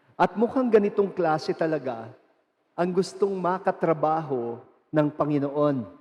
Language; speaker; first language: Filipino; native; Filipino